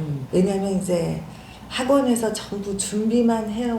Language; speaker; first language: Korean; native; Korean